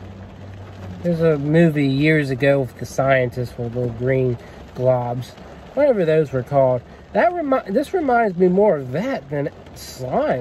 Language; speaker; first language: English; native; English